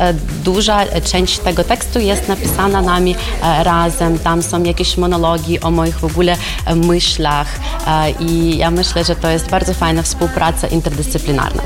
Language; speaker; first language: Polish; non-native, fluent; Ukrainian